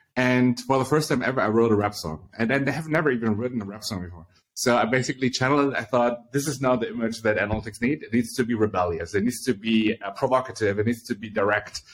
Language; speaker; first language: English; early bilingual, other home language; Chinese